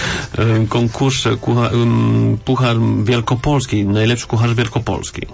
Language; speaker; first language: Polish; non-native, learner; French